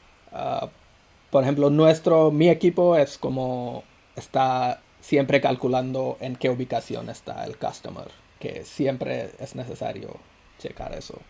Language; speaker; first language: Spanish; non-native, fluent; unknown